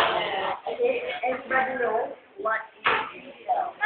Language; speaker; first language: English; non-native, learner; Indonesian